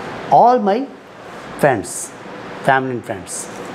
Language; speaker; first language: English; non-native, local second language; Hindi